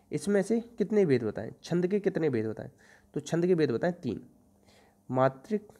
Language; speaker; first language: Hindi; native; Hindi